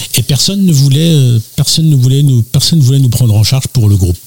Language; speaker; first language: French; native; French